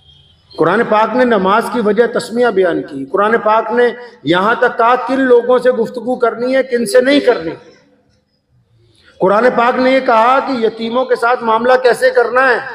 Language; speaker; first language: Urdu; native; Urdu